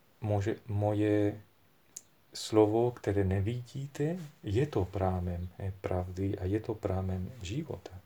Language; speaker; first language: Czech; non-native, fluent; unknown